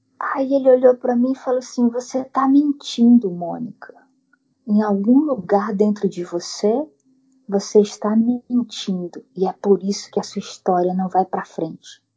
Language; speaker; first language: Portuguese; native; Portuguese